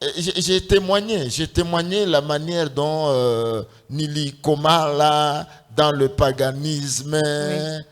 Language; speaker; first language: French; non-native, local second language; Swahili